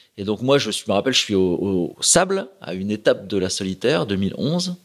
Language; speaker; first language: French; native; French